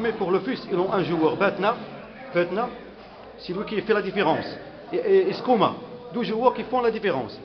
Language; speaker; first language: French; non-native, local second language; Arabic